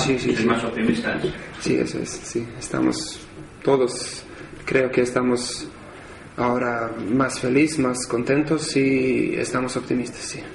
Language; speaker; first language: Spanish; non-native, learner; Serbian